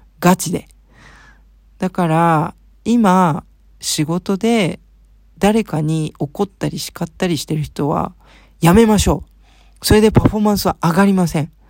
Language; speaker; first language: Japanese; early bilingual, heritage; Japanese